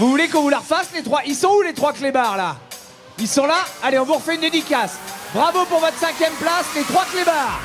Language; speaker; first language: French; native; French